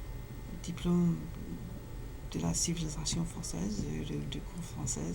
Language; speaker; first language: French; non-native, fluent; English